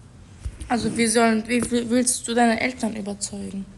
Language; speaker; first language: German; non-native, learner; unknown